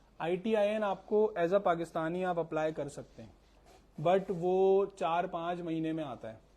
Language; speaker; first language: Urdu; native; Urdu